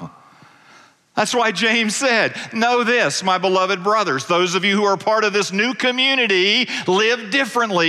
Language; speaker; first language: English; native; English